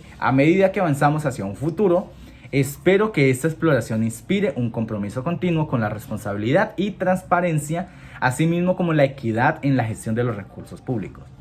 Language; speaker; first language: Spanish; native; Spanish